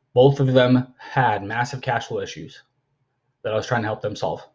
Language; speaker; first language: English; native; English